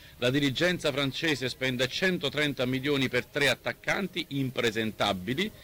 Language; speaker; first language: Italian; native; Italian